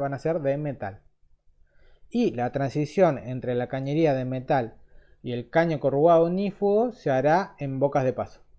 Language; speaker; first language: Spanish; native; Spanish